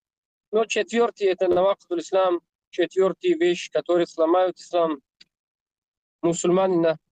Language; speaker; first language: Russian; non-native, learner; Tajik